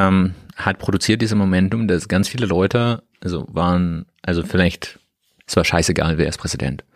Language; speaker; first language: German; non-native, learner; Russian